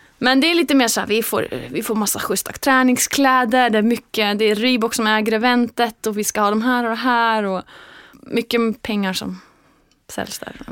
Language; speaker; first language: Swedish; non-native, fluent; Icelandic